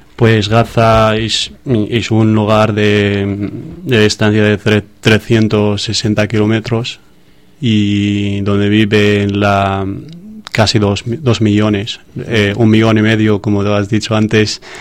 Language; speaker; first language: Spanish; non-native, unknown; Arabic